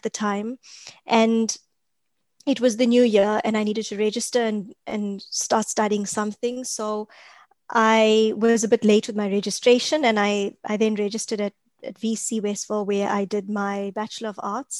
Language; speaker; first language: English; native; English